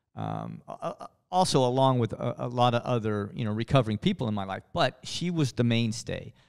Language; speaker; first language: English; native; English